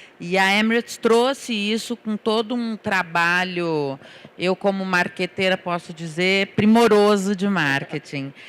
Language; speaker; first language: Portuguese; native; Portuguese